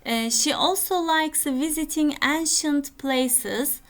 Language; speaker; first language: English; non-native, fluent; Turkish